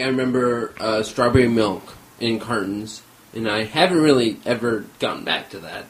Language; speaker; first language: English; early bilingual, other home language; Armenian